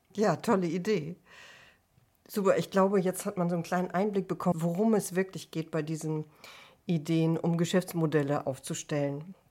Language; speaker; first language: German; native; German